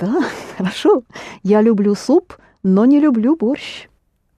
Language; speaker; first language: Russian; non-native, fluent; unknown